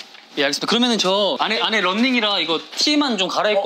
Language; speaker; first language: Korean; native; Korean